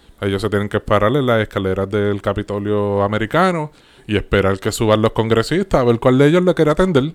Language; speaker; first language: Spanish; native; Spanish